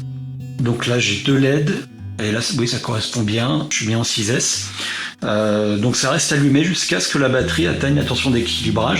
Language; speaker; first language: French; native; French